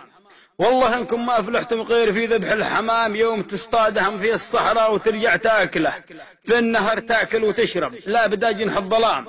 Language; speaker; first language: Arabic; native; Arabic